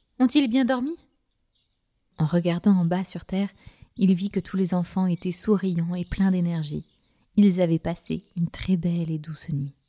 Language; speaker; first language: French; native; French